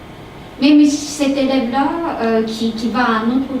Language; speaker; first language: French; non-native, fluent; Japanese